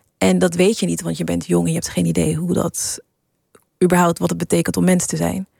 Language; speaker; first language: Dutch; early bilingual, other home language; English